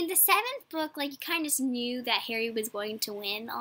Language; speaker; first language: English; native; English